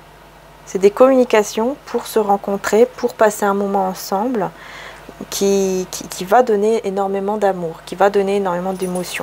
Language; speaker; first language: French; native; French